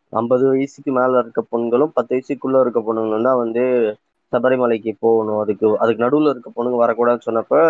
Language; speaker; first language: Tamil; native; Tamil